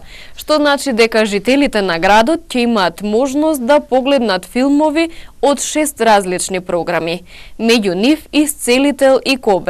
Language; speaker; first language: Macedonian; native; Macedonian